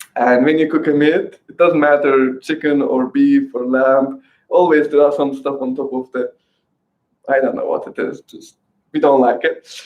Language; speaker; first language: English; non-native, fluent; Azerbaijani